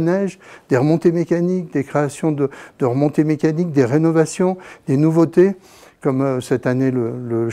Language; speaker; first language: French; native; French